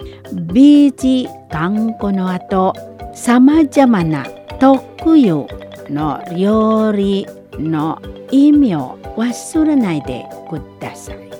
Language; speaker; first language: Japanese; non-native, learner; Indonesian